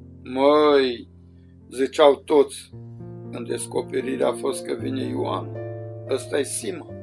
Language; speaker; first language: Romanian; native; Romanian